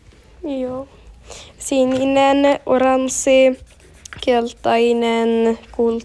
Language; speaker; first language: Finnish; non-native, learner; Swedish